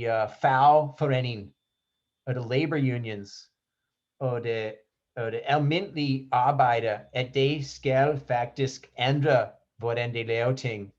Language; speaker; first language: Danish; non-native, fluent; English